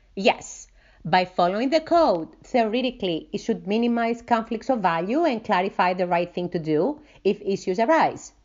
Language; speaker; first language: English; non-native, fluent; Greek